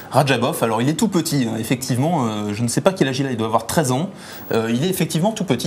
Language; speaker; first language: French; native; French